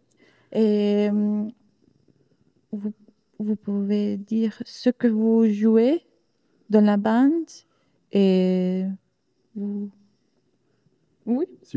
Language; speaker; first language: French; non-native, learner; Italian